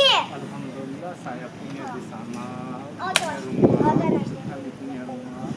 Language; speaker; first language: Indonesian; non-native, learner; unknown